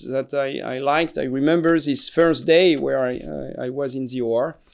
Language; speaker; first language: English; non-native, fluent; French